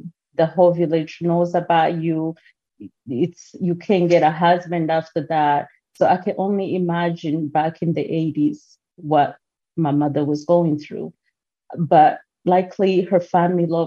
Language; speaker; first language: English; non-native, local second language; Kinyarwanda